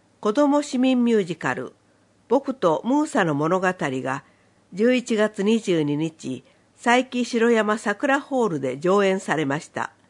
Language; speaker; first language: Japanese; native; Japanese